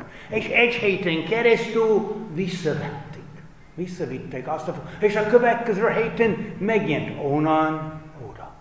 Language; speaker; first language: Hungarian; non-native, fluent; English